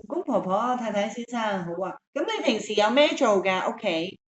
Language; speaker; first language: Cantonese; native; Cantonese